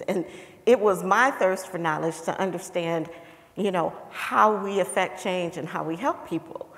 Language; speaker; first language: English; native; English